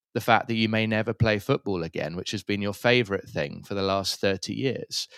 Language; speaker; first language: English; native; English